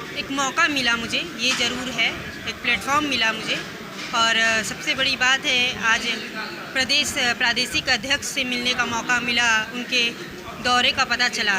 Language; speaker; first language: Hindi; native; Hindi